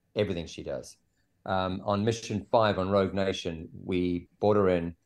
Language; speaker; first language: English; native; English